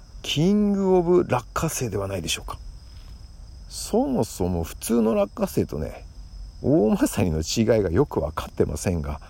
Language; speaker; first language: Japanese; native; Japanese